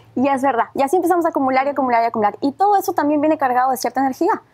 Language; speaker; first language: Spanish; native; Spanish